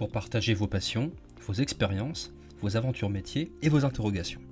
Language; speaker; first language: French; native; French